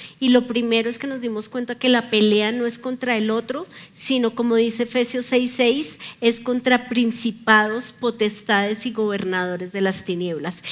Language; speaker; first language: Spanish; native; Spanish